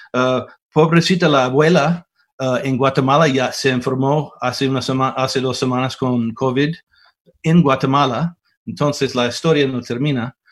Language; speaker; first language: Spanish; non-native, fluent; English